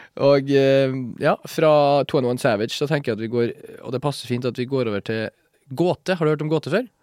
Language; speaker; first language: Norwegian; early bilingual, other home language; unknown